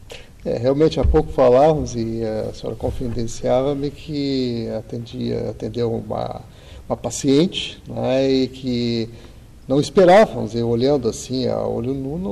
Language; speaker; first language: Portuguese; native; Portuguese